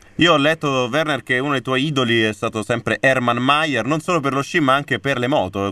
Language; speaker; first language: Italian; native; Italian